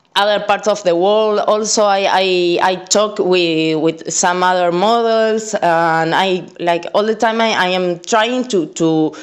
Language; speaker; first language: English; non-native, fluent; Spanish